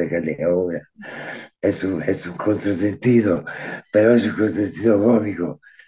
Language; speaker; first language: Spanish; non-native, fluent; Italian